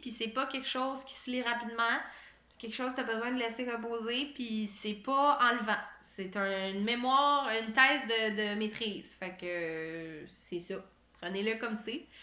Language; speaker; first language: French; native; French